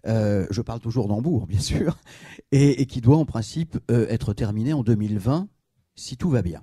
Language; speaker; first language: French; native; French